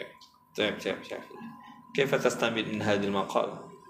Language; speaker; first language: Arabic; non-native, fluent; Indonesian